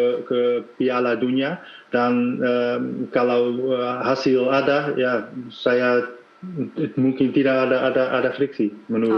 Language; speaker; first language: Indonesian; non-native, fluent; Dutch